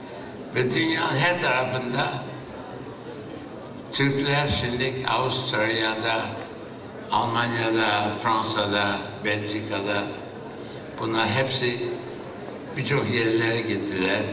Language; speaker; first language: Turkish; early bilingual, heritage; Turkish